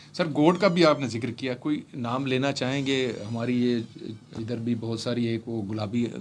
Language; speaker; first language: Urdu; non-native, local second language; Punjabi